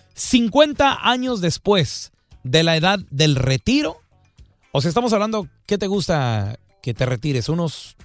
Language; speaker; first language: Spanish; native; Spanish